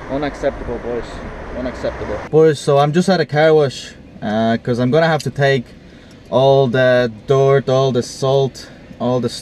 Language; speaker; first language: English; native; English